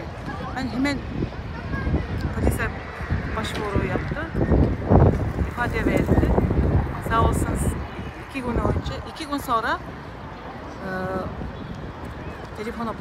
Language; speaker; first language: Turkish; non-native, learner; Mongolian